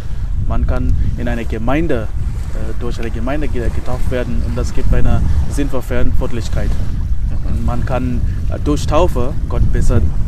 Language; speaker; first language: German; non-native, fluent; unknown